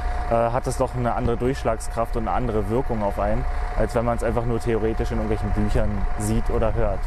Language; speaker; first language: German; native; German